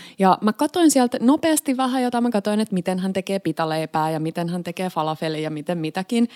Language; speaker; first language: Finnish; native; Finnish